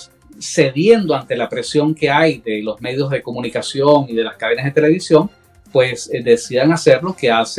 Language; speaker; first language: Spanish; native; Spanish